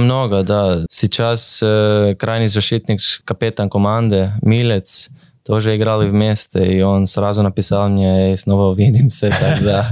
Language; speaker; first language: Russian; non-native, learner; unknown